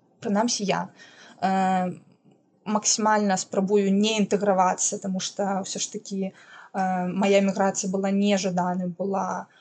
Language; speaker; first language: Belarusian; non-native, local second language; Russian